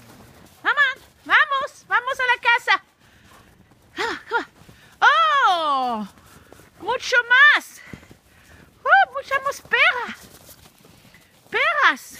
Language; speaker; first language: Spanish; non-native, learner; English